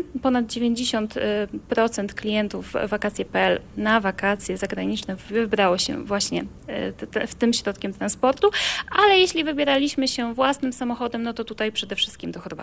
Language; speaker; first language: Polish; native; Polish